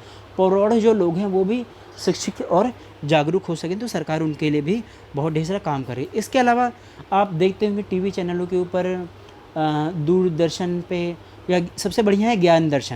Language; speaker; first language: Hindi; native; Hindi